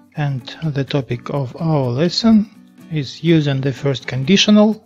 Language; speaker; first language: English; non-native, fluent; Russian